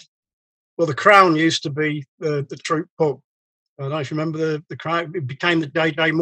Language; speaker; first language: English; native; English